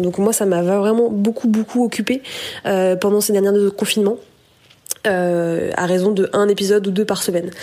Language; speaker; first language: French; native; French